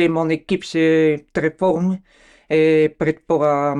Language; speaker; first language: French; non-native, learner; Bulgarian